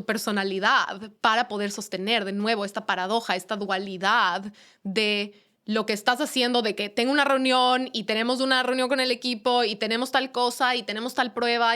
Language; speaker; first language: Spanish; native; Spanish